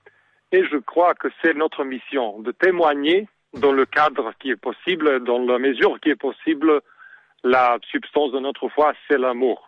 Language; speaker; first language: French; non-native, learner; Serbian